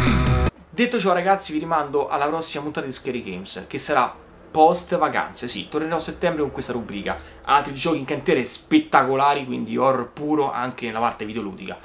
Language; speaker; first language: Italian; native; Italian